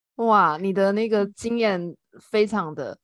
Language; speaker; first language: Chinese; native; Chinese